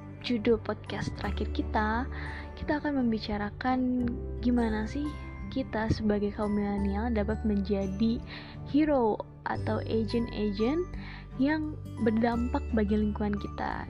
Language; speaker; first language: Indonesian; native; Indonesian